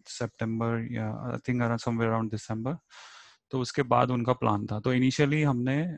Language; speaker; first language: Hindi; native; Hindi